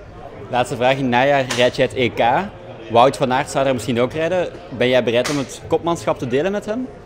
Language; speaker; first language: Dutch; native; Dutch